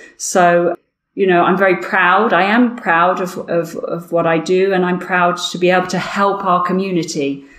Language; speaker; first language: English; native; English